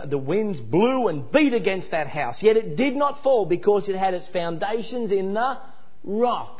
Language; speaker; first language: English; native; English